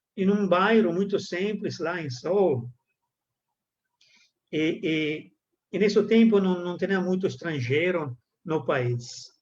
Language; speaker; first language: Portuguese; non-native, fluent; Italian